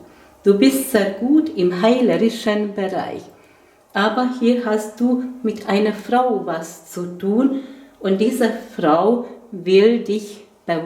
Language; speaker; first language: German; non-native, fluent; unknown